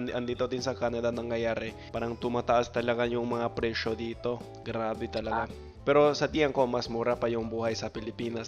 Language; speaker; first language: Filipino; non-native, fluent; English